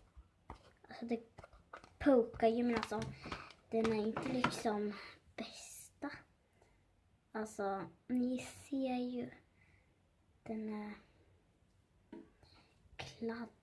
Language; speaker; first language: Swedish; early bilingual, other home language; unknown